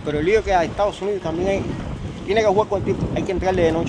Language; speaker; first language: Spanish; native; Spanish